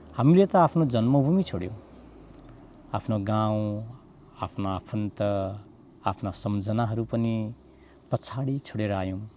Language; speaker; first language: Nepali; native; Nepali